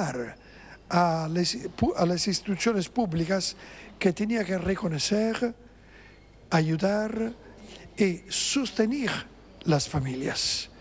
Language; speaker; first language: Spanish; non-native, fluent; Italian